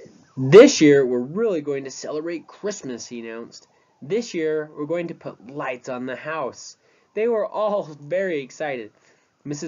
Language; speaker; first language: English; native; English